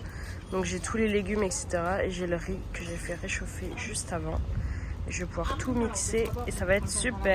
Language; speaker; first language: French; native; French